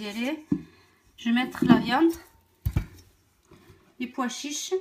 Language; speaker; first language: French; non-native, local second language; Arabic